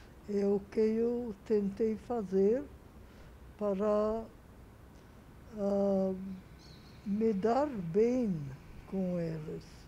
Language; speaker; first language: Portuguese; non-native, fluent; Hungarian